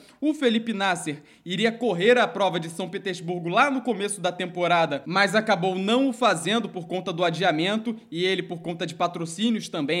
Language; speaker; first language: Portuguese; native; Portuguese